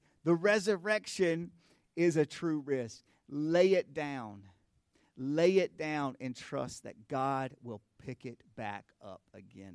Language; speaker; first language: English; native; English